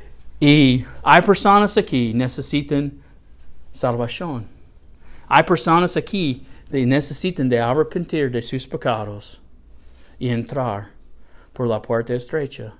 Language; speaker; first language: Spanish; non-native, learner; English